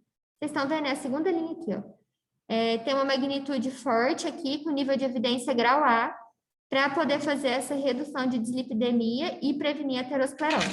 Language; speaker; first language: Portuguese; native; Portuguese